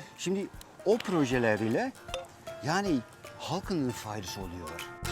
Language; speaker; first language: Turkish; non-native, fluent; Dutch